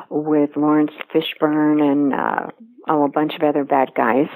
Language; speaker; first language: English; native; English